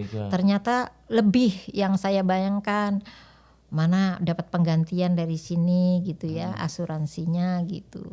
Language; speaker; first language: Indonesian; native; Indonesian